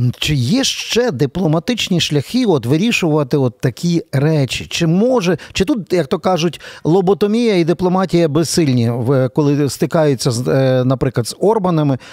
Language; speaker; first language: Ukrainian; native; Ukrainian